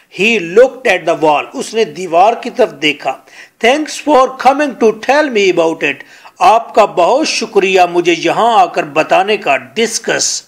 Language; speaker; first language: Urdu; non-native, local second language; Punjabi